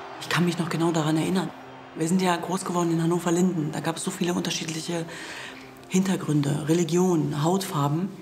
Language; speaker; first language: German; early bilingual, other home language; Kurdish